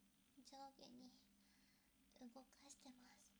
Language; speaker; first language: Japanese; native; Japanese